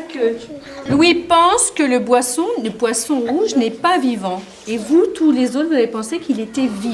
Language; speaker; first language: French; native; French